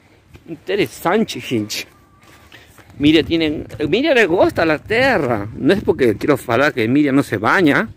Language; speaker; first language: Portuguese; non-native, learner; Spanish